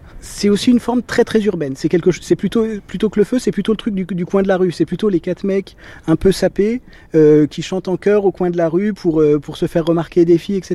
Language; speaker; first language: French; native; French